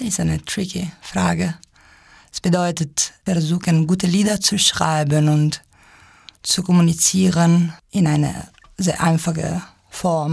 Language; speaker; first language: German; non-native, fluent; Italian